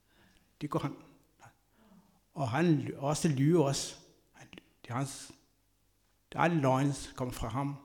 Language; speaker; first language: Danish; non-native, fluent; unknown